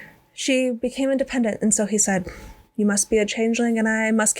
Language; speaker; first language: English; native; English